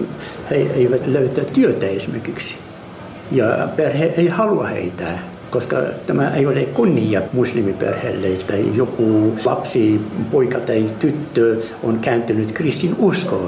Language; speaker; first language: Finnish; non-native, learner; Arabic